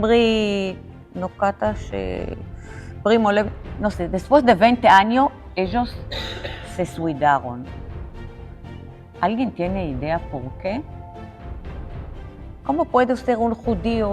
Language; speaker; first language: Spanish; non-native, fluent; Hebrew